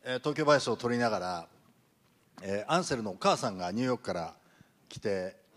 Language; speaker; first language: Japanese; native; Japanese